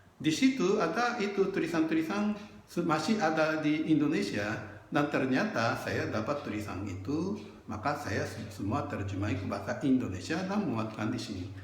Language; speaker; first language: Indonesian; non-native, fluent; Japanese